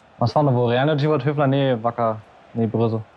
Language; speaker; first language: Macedonian; early bilingual, heritage; German